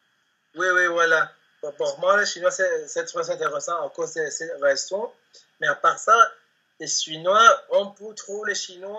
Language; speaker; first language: French; non-native, learner; Spanish